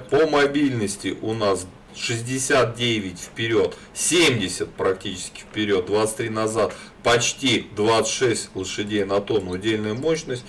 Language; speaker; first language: Russian; native; Russian